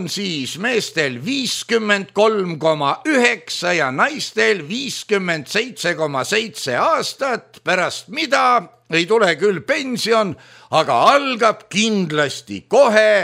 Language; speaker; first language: Estonian; native; Estonian